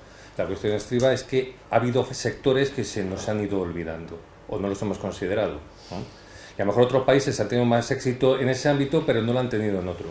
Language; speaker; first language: Spanish; native; Spanish